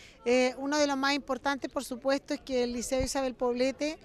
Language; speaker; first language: Spanish; native; Spanish